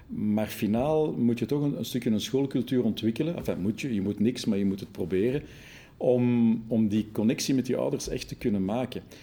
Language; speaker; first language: Dutch; native; Dutch